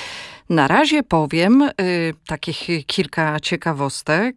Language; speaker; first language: Polish; native; Polish